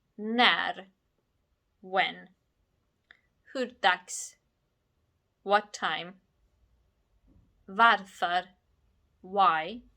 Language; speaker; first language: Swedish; non-native, fluent; Georgian